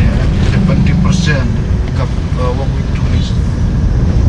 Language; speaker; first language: English; non-native, learner; Balinese